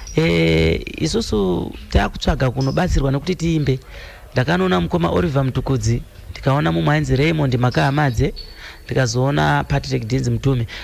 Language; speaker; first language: Shona; early bilingual, other home language; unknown